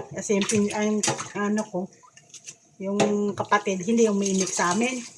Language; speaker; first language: Filipino; non-native, local second language; Cebuano